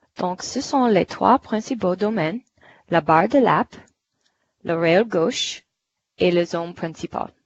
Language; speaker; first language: French; non-native, fluent; English